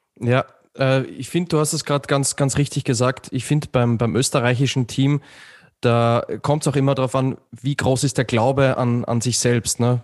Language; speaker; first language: German; native; German